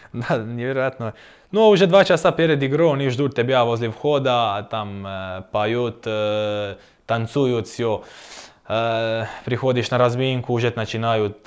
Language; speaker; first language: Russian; non-native, learner; Croatian